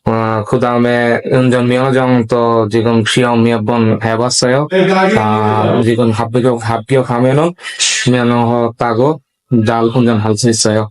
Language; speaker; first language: Korean; non-native, learner; Bangla